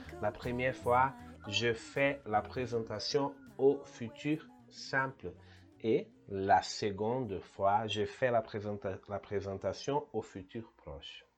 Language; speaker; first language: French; non-native, learner; Portuguese